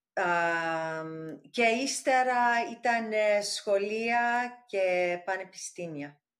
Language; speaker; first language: Greek; early bilingual, heritage; English